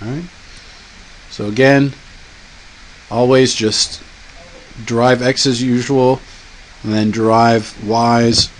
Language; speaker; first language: English; native; English